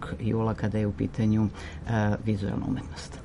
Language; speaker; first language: Serbian; native; Serbian